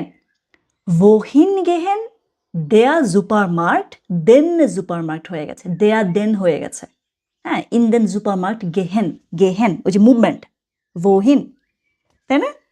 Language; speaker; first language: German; non-native, fluent; Bangla